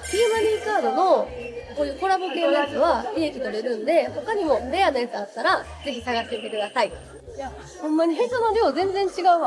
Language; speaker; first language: Japanese; native; Japanese